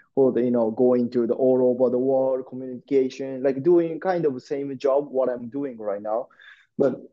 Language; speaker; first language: English; non-native, learner; Japanese